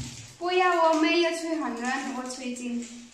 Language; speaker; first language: Chinese; non-native, learner; Nepali